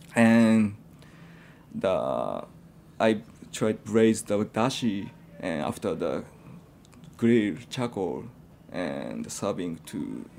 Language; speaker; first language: English; non-native, fluent; Japanese